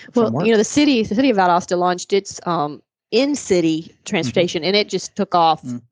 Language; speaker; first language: English; native; English